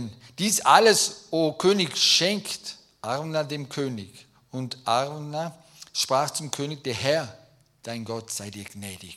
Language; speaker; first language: German; native; German